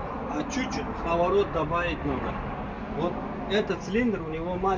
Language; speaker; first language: Russian; non-native, local second language; Uzbek